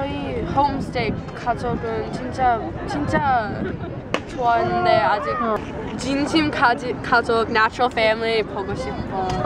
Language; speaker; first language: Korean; non-native, learner; English